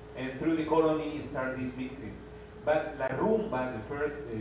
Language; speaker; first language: English; non-native, fluent; Spanish